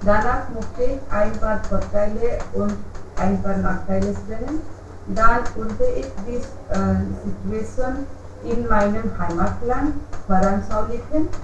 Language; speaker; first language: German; non-native, learner; Hindi